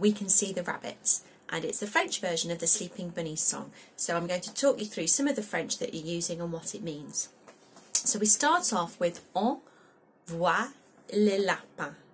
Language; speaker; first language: English; native; English